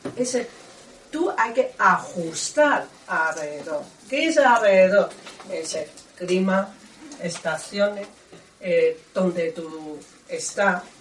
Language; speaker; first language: Spanish; non-native, learner; Chinese